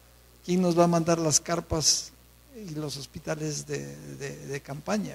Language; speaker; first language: Spanish; native; Spanish